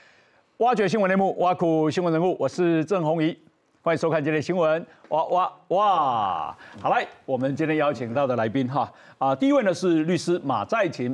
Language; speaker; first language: Chinese; native; Chinese